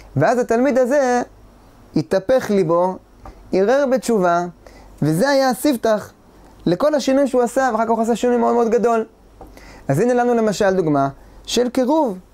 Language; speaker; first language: Hebrew; native; Hebrew